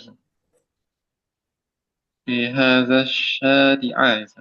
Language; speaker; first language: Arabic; non-native, learner; Indonesian